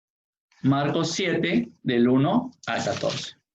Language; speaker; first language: Spanish; native; Spanish